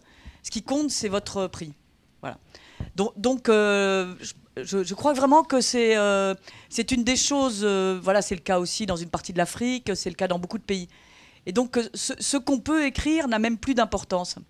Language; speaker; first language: French; native; French